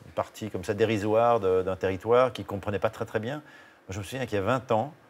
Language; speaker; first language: French; native; French